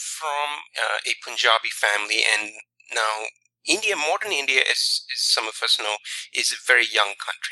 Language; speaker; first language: English; non-native, local second language; Punjabi